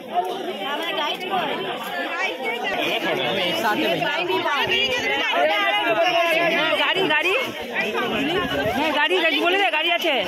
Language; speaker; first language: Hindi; non-native, local second language; Bangla